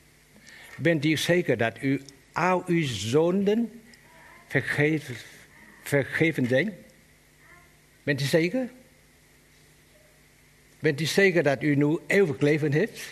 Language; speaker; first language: Dutch; non-native, learner; Vietnamese